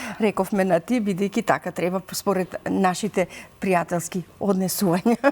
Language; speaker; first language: Macedonian; native; Macedonian